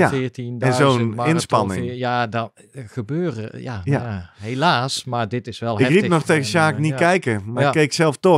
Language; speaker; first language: Dutch; native; Dutch